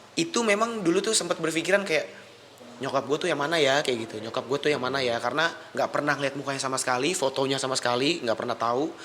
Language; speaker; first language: Indonesian; native; Indonesian